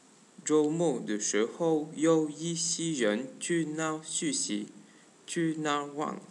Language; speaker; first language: Chinese; non-native, learner; French